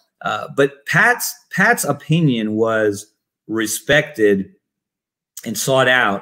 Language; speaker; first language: English; native; English